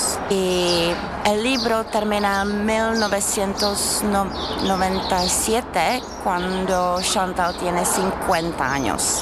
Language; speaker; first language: Spanish; non-native, learner; Czech